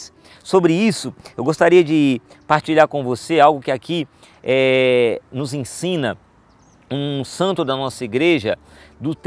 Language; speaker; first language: Portuguese; native; Portuguese